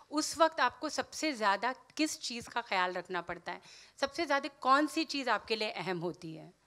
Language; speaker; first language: Hindi; native; Hindi